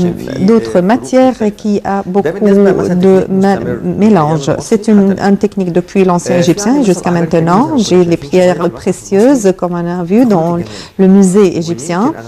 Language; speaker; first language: French; non-native, fluent; Arabic